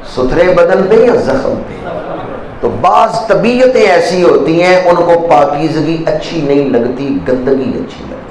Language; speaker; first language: Urdu; non-native, local second language; Punjabi